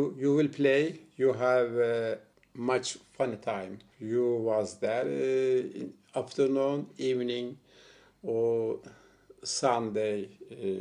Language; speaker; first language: English; non-native, learner; Turkish